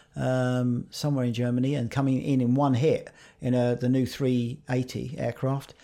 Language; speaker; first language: English; native; English